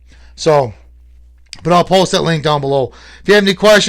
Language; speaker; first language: English; native; English